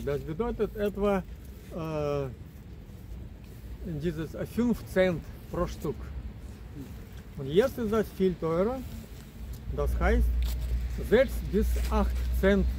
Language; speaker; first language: German; non-native, fluent; Russian